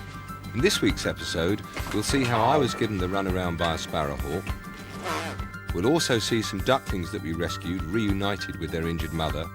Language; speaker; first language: English; native; English